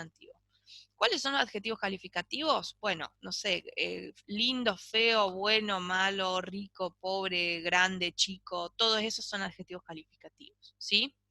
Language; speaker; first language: Spanish; native; Spanish